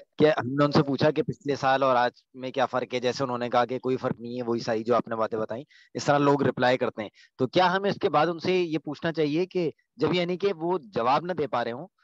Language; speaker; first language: Urdu; native; Urdu